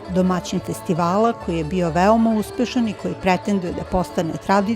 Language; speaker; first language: Serbian; native; Serbian